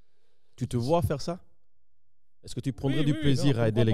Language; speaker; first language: French; native; French